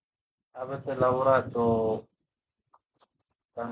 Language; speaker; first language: Italian; non-native, learner; Bangla